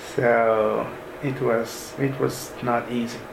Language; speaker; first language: English; non-native, fluent; Arabic